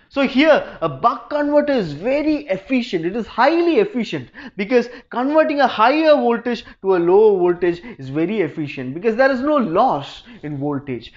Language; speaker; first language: English; non-native, local second language; Malayalam